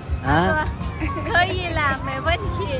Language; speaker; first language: Chinese; non-native, learner; Lao